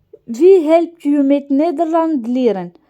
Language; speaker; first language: Dutch; non-native, learner; Arabic